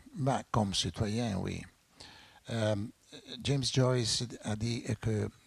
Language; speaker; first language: French; non-native, fluent; Italian